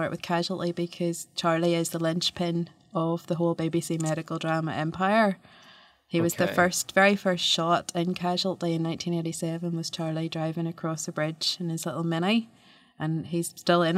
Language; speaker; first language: English; native; English